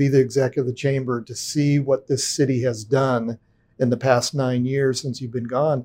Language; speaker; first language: English; native; English